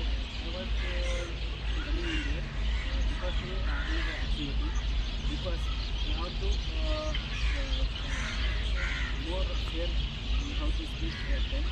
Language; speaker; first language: English; non-native, learner; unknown